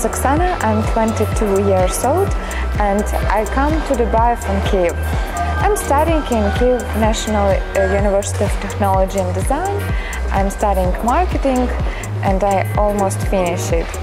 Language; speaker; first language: English; non-native, learner; Ukrainian